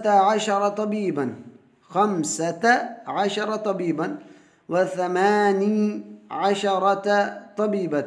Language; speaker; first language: Arabic; non-native, fluent; Urdu